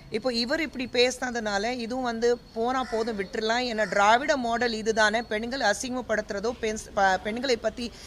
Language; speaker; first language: Tamil; non-native, fluent; Hindi